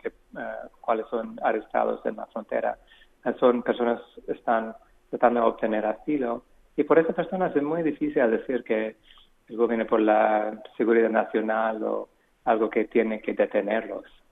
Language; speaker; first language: Spanish; non-native, fluent; English